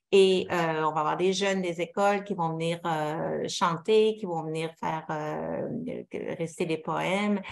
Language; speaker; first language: French; native; French